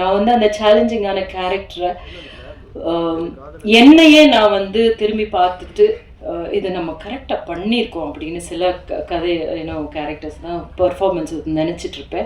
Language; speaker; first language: Tamil; native; Tamil